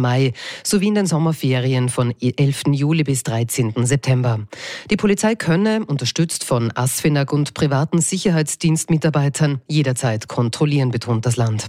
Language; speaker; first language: German; native; German